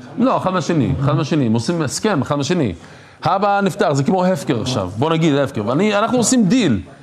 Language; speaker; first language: Hebrew; non-native, fluent; English